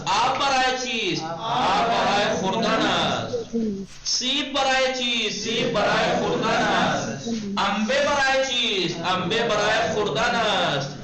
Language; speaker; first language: Persian; non-native, fluent; Urdu